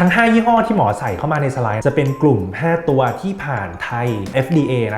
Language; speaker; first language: Thai; native; Thai